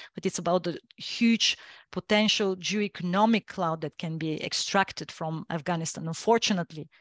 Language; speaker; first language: English; non-native, fluent; Bulgarian